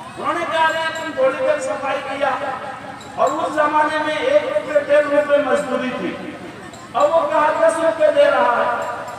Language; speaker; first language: Urdu; non-native, local second language; Bangla